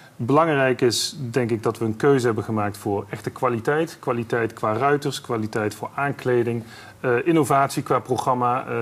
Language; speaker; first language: Dutch; native; Dutch